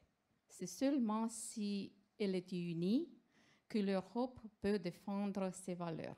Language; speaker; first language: French; non-native, fluent; Romanian